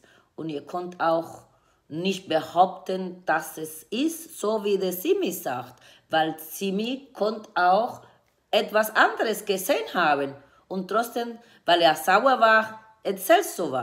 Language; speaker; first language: German; non-native, fluent; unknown